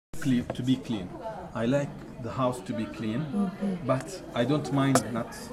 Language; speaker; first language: English; non-native, fluent; Arabic